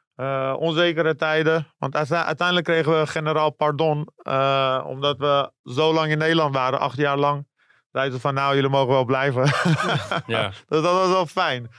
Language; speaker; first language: Dutch; early bilingual, other home language; Persian